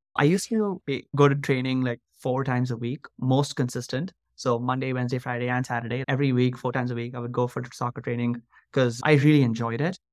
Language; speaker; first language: English; non-native, local second language; Hindi